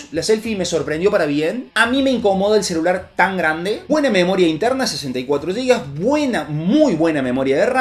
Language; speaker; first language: Spanish; native; Spanish